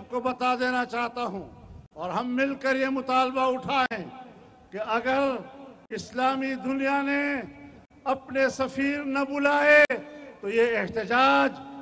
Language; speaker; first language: Urdu; non-native, local second language; Pashto